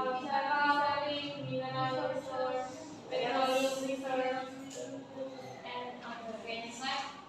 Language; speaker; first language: English; non-native, learner; Indonesian